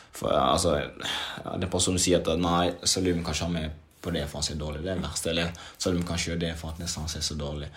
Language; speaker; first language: Norwegian; early bilingual, other home language; Swahili